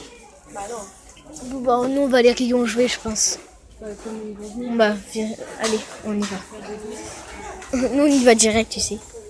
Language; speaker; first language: French; native; French